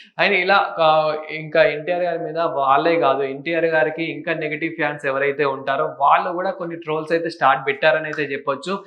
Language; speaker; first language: Telugu; native; Telugu